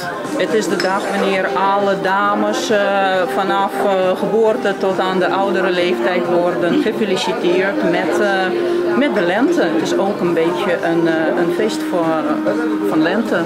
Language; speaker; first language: Dutch; non-native, fluent; Russian